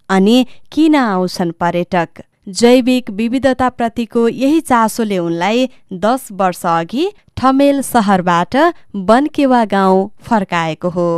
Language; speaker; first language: Nepali; native; Nepali